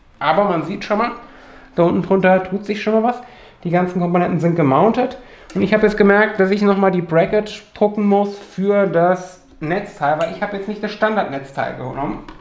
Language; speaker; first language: German; native; German